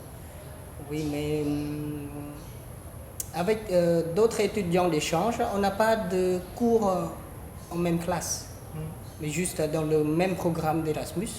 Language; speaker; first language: French; non-native, fluent; Khmer